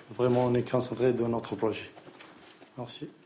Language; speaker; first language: French; non-native, learner; Arabic